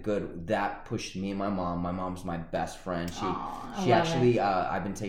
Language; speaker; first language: English; early bilingual, other home language; Spanish